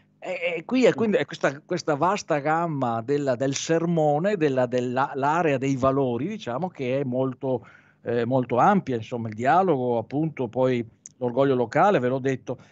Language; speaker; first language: Italian; native; Italian